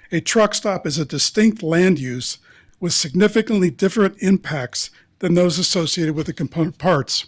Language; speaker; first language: English; native; English